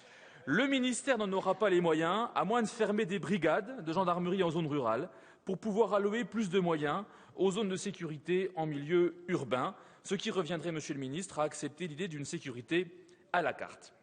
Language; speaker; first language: French; native; French